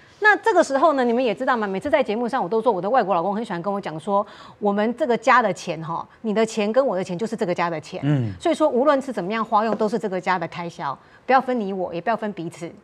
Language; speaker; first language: Chinese; native; Chinese